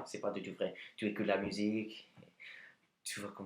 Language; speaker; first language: French; non-native, learner; English